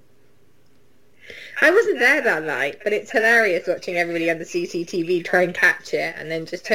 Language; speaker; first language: English; native; English